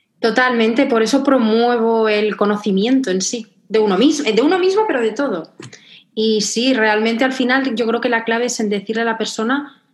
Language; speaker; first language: Spanish; native; Spanish